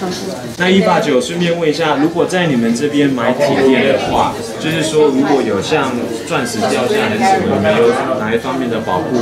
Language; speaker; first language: Chinese; native; Chinese